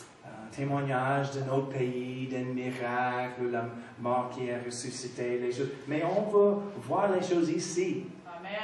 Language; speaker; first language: French; non-native, fluent; English